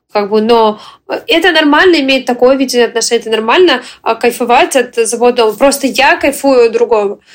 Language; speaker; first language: Russian; non-native, fluent; Ukrainian